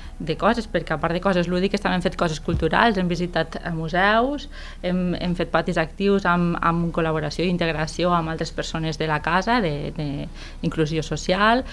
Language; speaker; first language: Catalan; native; Catalan